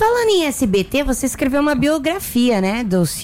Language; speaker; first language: Portuguese; native; Portuguese